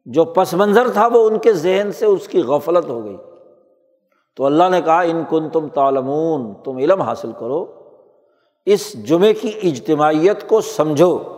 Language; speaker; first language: Urdu; native; Urdu